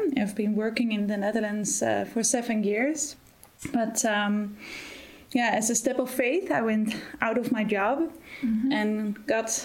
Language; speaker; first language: English; non-native, fluent; Dutch